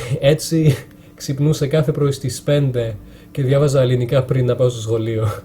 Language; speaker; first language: Greek; non-native, fluent; French